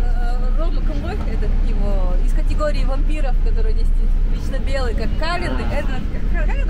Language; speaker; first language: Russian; non-native, local second language; Kazakh